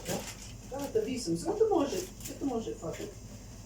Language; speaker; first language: Russian; non-native, learner; English